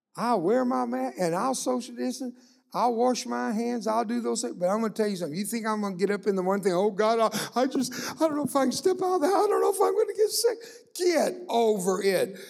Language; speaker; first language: English; early bilingual, other home language; Spanish